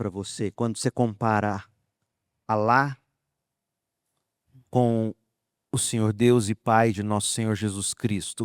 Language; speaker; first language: Portuguese; native; Portuguese